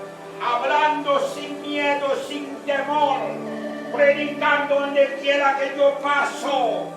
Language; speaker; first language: Spanish; non-native, learner; Haitian Creole